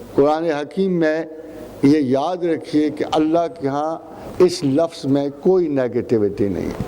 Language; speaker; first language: Urdu; non-native, local second language; Punjabi